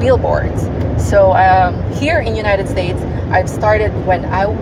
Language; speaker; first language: English; non-native, local second language; Cebuano